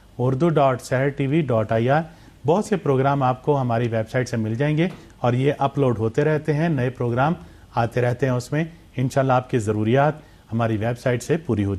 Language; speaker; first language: Urdu; native; Urdu